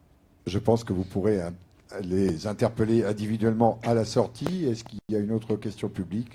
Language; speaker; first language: French; native; French